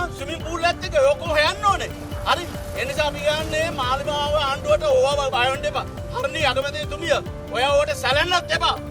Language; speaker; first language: Sinhala; non-native, local second language; Tamil